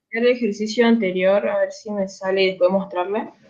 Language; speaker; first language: Spanish; native; Spanish